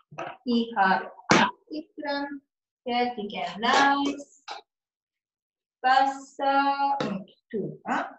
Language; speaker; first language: German; non-native, learner; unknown